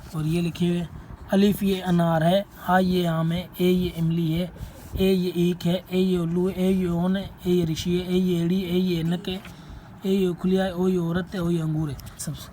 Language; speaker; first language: Urdu; non-native, local second language; Sindhi